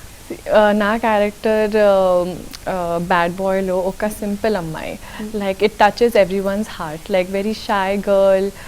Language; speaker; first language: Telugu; non-native, local second language; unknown